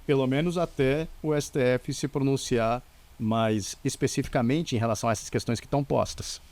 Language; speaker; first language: Portuguese; native; Portuguese